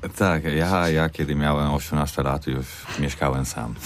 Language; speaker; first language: Polish; non-native, learner; Italian